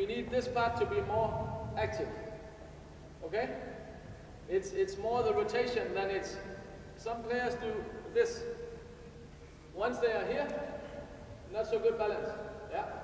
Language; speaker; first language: English; non-native, fluent; Danish